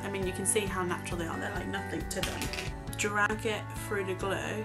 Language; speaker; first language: English; native; English